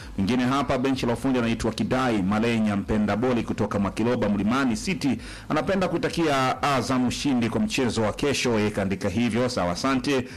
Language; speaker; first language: Swahili; native; Swahili